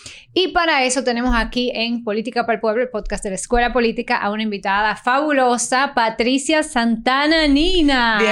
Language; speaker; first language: Spanish; native; Spanish